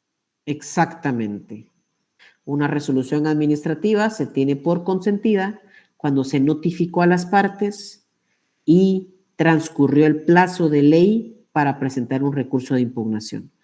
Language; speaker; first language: Spanish; native; Spanish